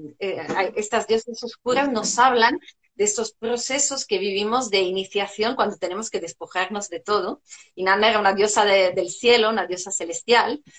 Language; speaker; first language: Spanish; non-native, fluent; Italian